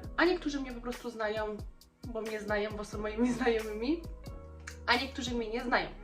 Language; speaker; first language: Polish; early bilingual, heritage; Polish